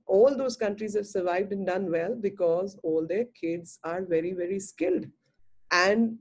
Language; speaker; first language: English; non-native, local second language; Hindi